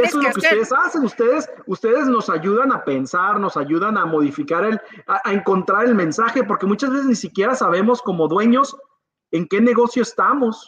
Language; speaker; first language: Spanish; early bilingual, heritage; Spanish